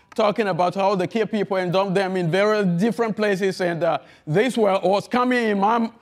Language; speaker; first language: English; non-native, fluent; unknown